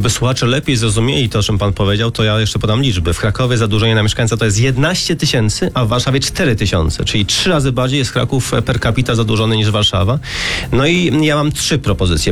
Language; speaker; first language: Polish; native; Polish